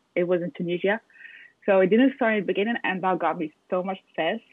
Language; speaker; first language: English; non-native, fluent; Arabic